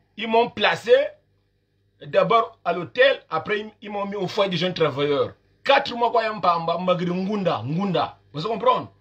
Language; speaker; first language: French; non-native, local second language; Lingala